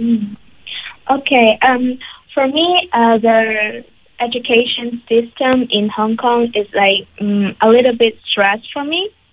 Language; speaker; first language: English; non-native, local second language; Cantonese